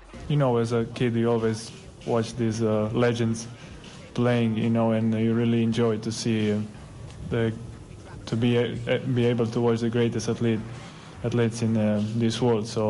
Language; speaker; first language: English; non-native, fluent; Croatian